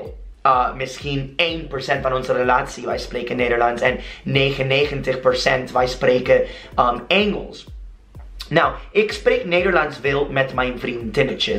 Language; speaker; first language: Dutch; non-native, learner; Spanish